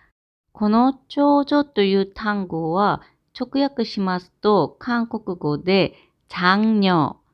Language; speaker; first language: Japanese; non-native, fluent; Korean